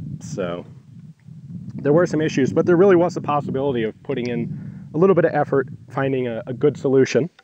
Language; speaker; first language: English; native; English